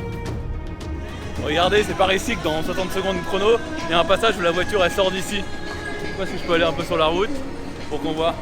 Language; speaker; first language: French; native; French